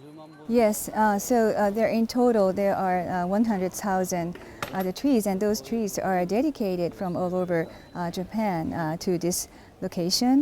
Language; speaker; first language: English; non-native, learner; Japanese